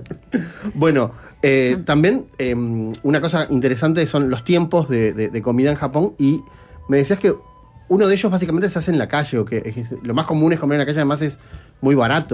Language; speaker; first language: Spanish; native; Spanish